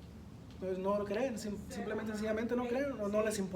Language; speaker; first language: Spanish; native; Spanish